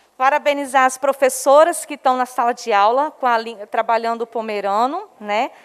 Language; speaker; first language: Portuguese; non-native, local second language; Low German